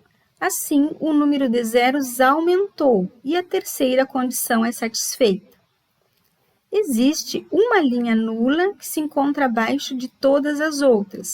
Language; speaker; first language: Portuguese; native; Portuguese